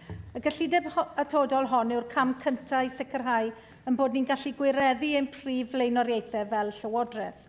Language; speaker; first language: Welsh; native; Welsh